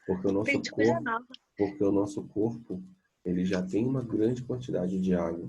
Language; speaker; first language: Portuguese; native; Portuguese